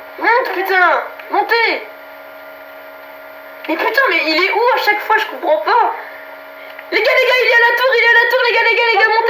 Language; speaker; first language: French; native; French